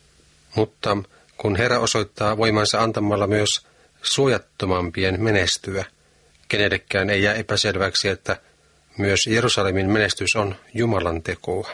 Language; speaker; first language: Finnish; native; Finnish